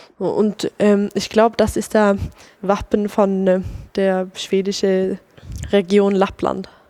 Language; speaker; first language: German; non-native, fluent; Swedish